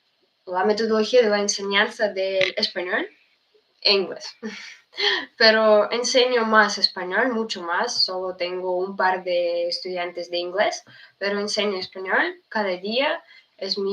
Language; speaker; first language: Spanish; non-native, fluent; Russian